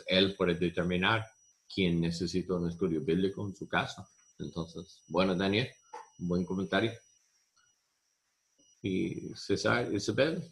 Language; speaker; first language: Spanish; non-native, learner; English